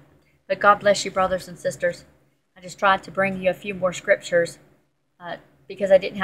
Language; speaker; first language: English; native; English